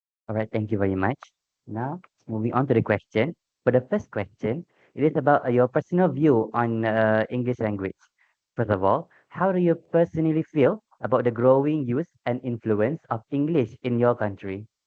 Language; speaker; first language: English; non-native, local second language; Malay